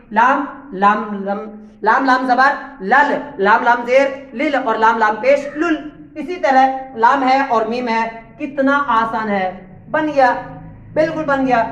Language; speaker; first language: Hindi; native; Hindi